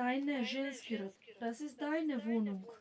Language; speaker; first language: German; non-native, fluent; Macedonian